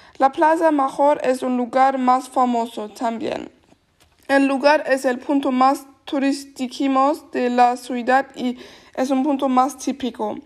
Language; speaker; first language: Spanish; non-native, learner; German